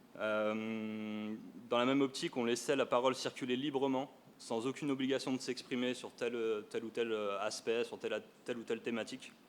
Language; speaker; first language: French; native; French